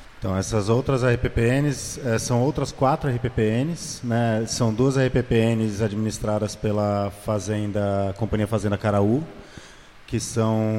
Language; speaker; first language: Portuguese; native; Portuguese